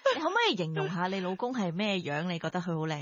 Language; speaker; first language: Cantonese; native; Cantonese